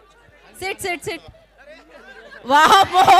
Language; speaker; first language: Telugu; native; Telugu